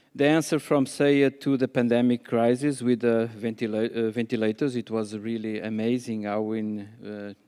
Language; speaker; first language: English; non-native, fluent; Portuguese